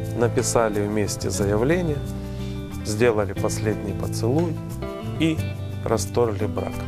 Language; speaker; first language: Russian; native; Russian